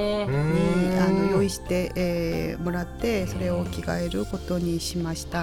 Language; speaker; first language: Japanese; non-native, fluent; Korean